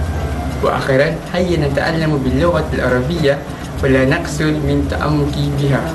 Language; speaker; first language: Arabic; non-native, learner; Malay